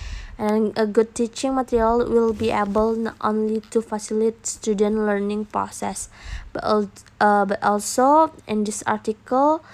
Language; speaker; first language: English; non-native, learner; Indonesian